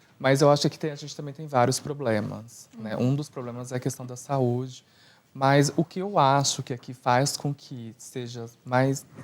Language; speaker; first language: Portuguese; native; Portuguese